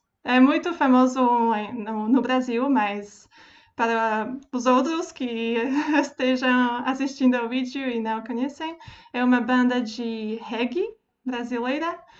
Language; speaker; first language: Portuguese; non-native, fluent; Slovak